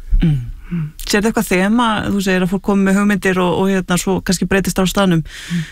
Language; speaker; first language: Icelandic; native; Icelandic